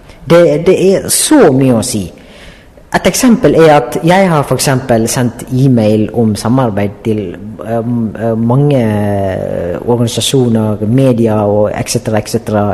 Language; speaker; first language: Norwegian; non-native, fluent; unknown